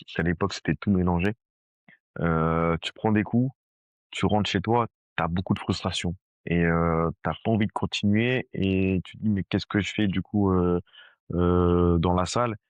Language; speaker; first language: French; early bilingual, other home language; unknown